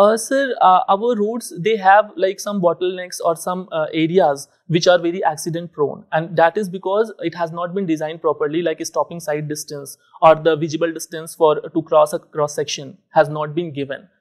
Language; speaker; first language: English; non-native, local second language; Hindi